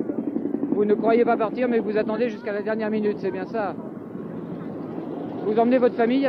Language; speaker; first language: French; native; French